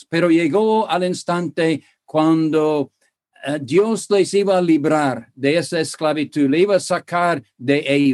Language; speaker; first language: Spanish; non-native, fluent; English